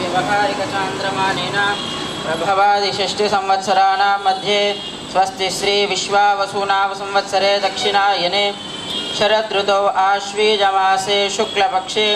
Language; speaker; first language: Telugu; native; Telugu